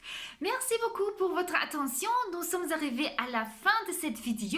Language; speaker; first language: French; non-native, fluent; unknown